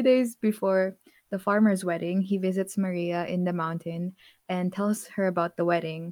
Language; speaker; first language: English; non-native, local second language; Filipino